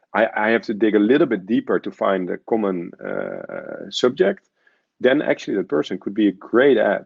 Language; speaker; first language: English; non-native, fluent; Dutch